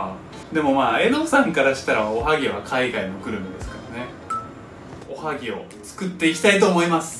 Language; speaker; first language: Japanese; native; Japanese